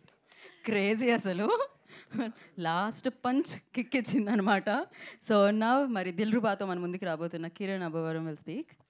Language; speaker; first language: Telugu; native; Telugu